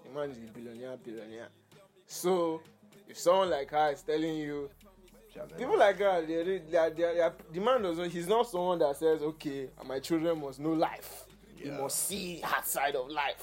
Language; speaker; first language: English; non-native, local second language; Yoruba